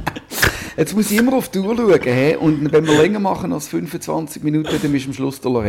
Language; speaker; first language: German; native; German